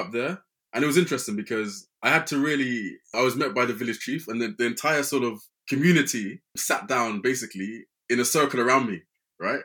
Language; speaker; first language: English; native; English